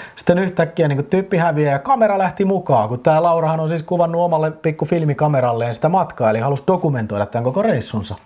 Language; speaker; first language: Finnish; native; Finnish